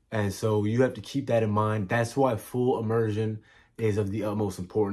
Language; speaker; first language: English; native; English